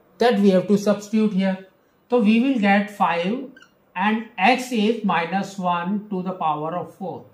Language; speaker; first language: English; non-native, local second language; Hindi